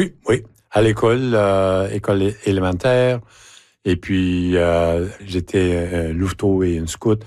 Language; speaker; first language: French; native; French